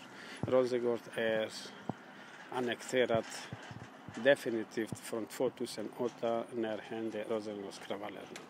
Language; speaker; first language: Swedish; non-native, learner; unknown